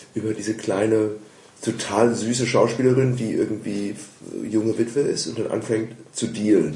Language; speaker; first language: German; native; German